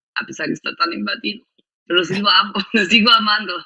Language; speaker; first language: Spanish; non-native, fluent; German